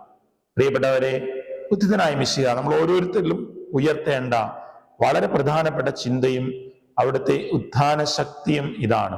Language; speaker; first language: Malayalam; native; Malayalam